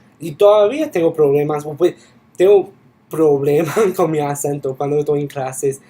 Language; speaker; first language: Spanish; non-native, fluent; English